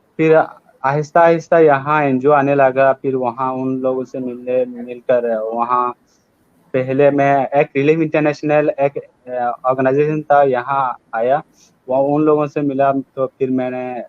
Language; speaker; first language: Hindi; non-native, learner; Rohingya